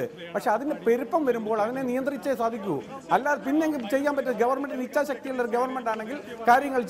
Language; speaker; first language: Malayalam; native; Malayalam